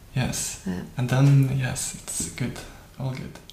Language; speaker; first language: English; non-native, fluent; Norwegian